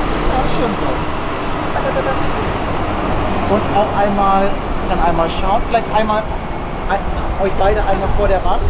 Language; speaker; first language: German; native; German